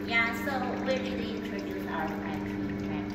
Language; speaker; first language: English; non-native, learner; Chinese